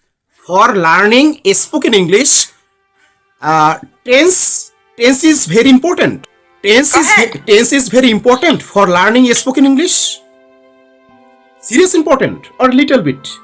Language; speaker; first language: English; non-native, learner; Bangla